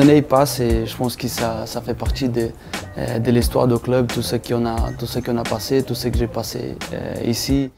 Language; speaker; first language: French; non-native, fluent; Portuguese